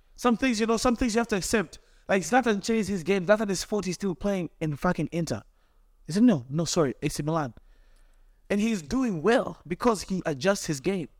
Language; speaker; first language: English; non-native, local second language; Swahili